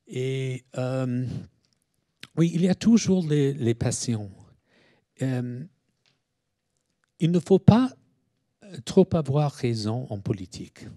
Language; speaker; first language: French; non-native, fluent; English